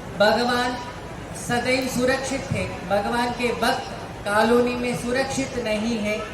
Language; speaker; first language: Hindi; non-native, local second language; Kannada